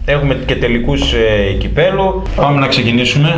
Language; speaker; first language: Greek; native; Greek